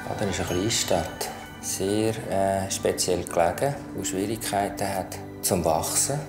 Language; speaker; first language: German; non-native, fluent; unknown